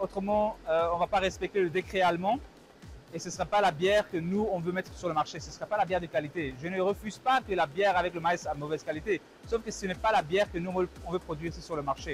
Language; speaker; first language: French; non-native, local second language; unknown